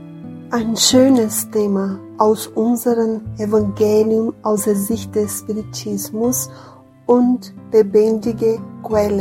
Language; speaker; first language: German; non-native, fluent; Portuguese